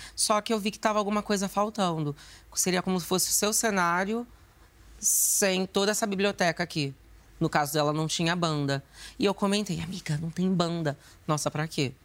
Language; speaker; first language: Portuguese; native; Portuguese